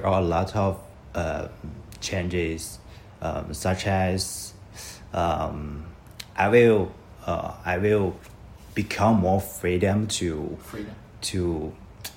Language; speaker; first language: English; non-native, learner; Chinese